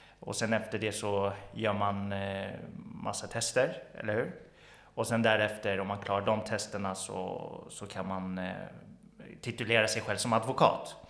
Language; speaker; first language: Swedish; native; Swedish